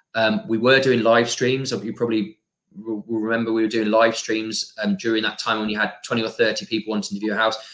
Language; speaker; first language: English; native; English